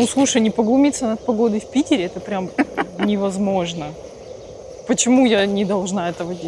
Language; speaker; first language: Russian; native; Russian